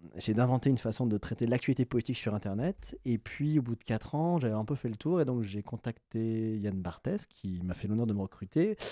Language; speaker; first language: French; native; French